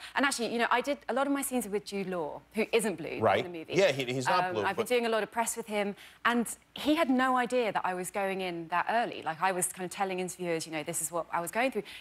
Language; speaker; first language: English; native; English